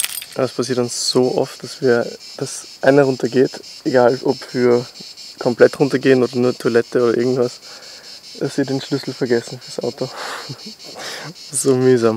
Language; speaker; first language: German; native; German